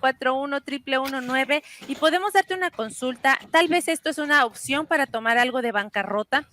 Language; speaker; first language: Spanish; native; Spanish